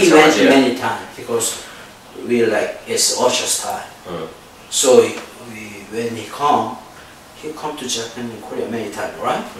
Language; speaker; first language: English; non-native, learner; Korean